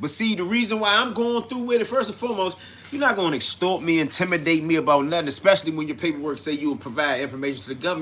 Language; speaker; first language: English; native; English